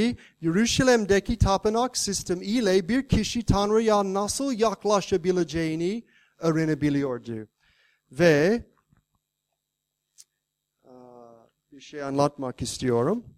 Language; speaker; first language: Turkish; non-native, fluent; English